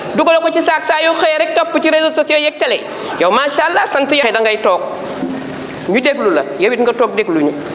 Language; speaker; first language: Wolof; non-native, local second language; Fula